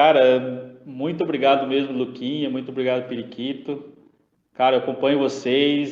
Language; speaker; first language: Portuguese; native; Portuguese